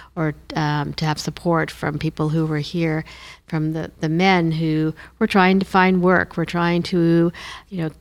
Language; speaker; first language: English; non-native, fluent; Hindi